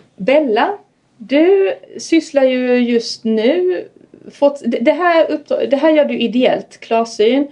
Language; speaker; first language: Swedish; native; Swedish